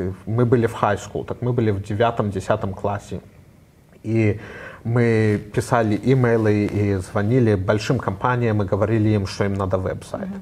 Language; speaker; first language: Russian; early bilingual, heritage; Russian